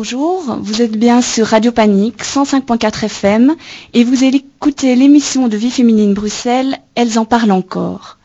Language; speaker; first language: French; native; French